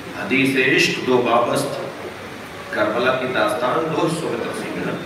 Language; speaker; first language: Urdu; non-native, local second language; Sindhi